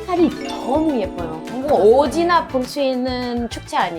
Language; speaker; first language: Korean; non-native, fluent; French